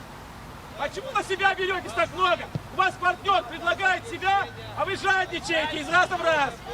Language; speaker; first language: Russian; native; Russian